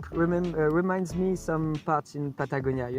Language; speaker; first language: English; non-native, fluent; French